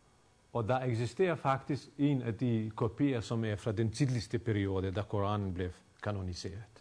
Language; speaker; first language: Danish; non-native, fluent; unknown